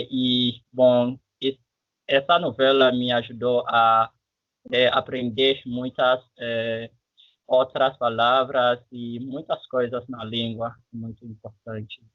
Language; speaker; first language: Portuguese; non-native, fluent; French